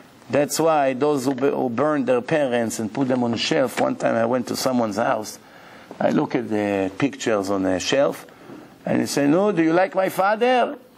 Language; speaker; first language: English; non-native, fluent; Hebrew